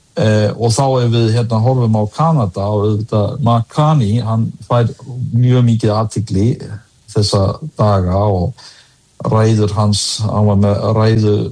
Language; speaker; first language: Icelandic; early bilingual, other home language; Danish